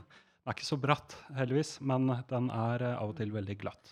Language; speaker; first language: Norwegian; native; Norwegian